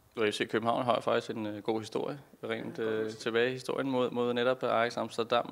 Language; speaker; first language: Danish; native; Danish